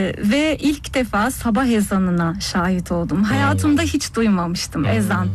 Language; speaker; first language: Turkish; early bilingual, heritage; Turkish